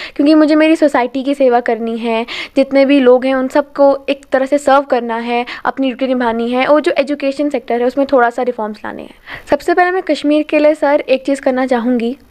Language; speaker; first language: Hindi; native; Hindi